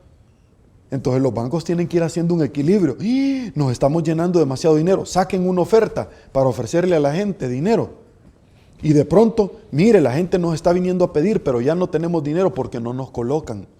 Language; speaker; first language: Spanish; native; Spanish